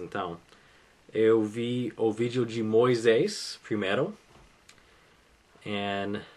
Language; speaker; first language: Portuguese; non-native, fluent; English